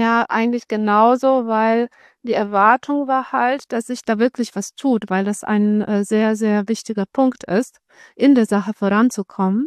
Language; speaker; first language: German; non-native, fluent; Polish